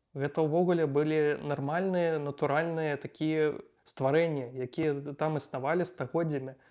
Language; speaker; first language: Belarusian; native; Belarusian